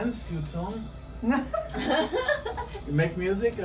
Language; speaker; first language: English; non-native, fluent; French